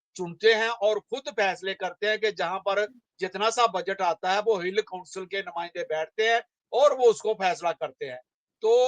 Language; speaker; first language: Hindi; non-native, local second language; Dogri